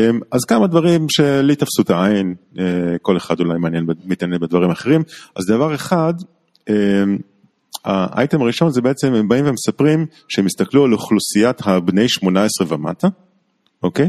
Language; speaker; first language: Hebrew; native; Hebrew